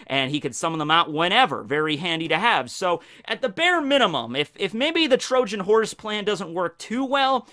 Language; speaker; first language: English; native; English